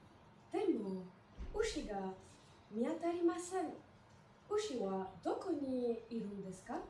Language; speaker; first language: Japanese; non-native, learner; French